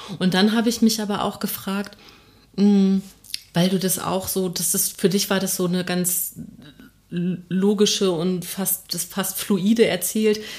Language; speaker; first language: German; native; German